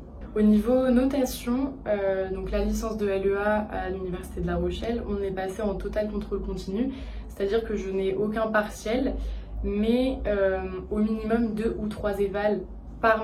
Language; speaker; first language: French; native; French